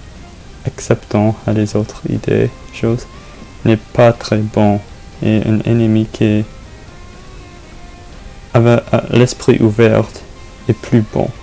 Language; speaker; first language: French; non-native, learner; English